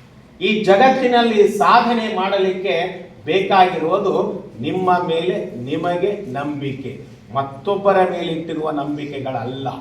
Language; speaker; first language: Kannada; native; Kannada